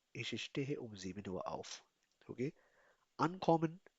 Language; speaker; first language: German; non-native, fluent; Hindi